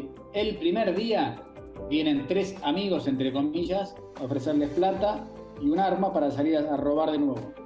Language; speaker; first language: Spanish; native; Spanish